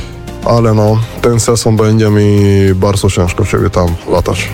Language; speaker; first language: Polish; non-native, learner; Spanish